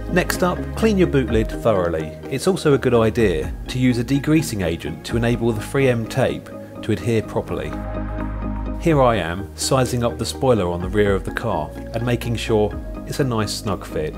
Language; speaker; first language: English; native; English